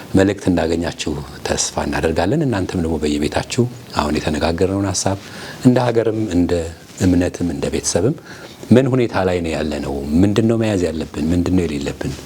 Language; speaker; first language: Amharic; native; Amharic